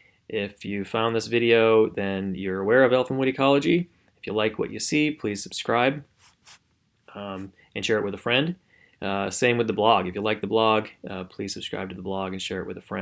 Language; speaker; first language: English; native; English